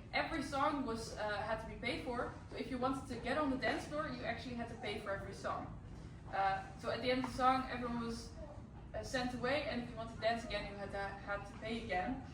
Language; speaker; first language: English; non-native, fluent; Dutch